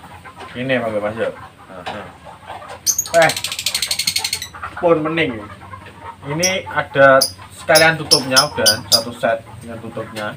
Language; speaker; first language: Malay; non-native, local second language; Javanese